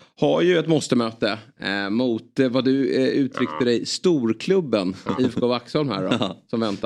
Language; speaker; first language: Swedish; native; Swedish